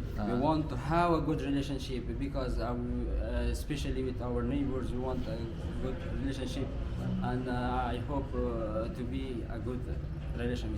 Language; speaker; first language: English; non-native, learner; Persian